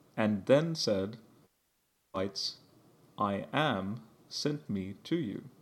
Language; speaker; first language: English; early bilingual, heritage; English